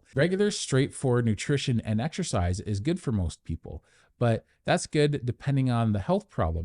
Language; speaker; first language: English; native; English